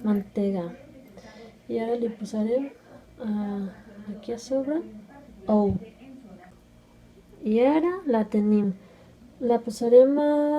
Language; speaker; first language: Catalan; non-native, fluent; Spanish